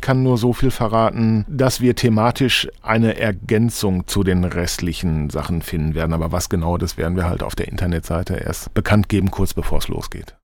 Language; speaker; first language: German; native; German